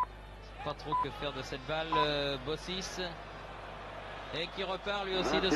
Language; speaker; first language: French; native; French